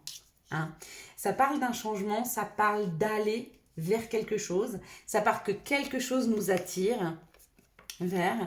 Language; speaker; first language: French; native; French